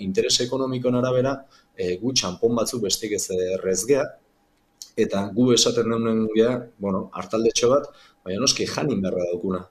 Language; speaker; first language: Basque; native; Basque